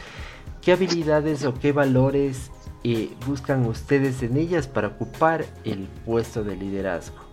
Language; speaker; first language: Spanish; native; Spanish